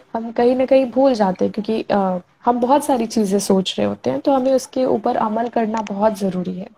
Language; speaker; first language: Hindi; native; Hindi